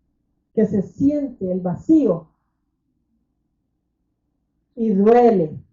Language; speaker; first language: Spanish; native; Spanish